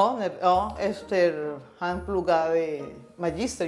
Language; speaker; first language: Swedish; non-native, learner; Spanish